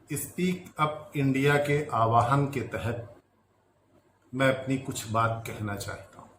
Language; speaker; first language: Hindi; native; Hindi